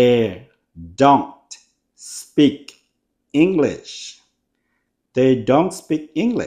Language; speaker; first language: English; non-native, fluent; Hmong